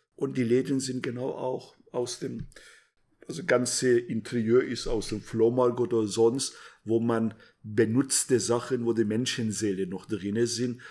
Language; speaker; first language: German; non-native, fluent; Persian